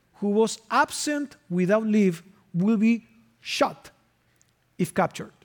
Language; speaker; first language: English; non-native, fluent; Spanish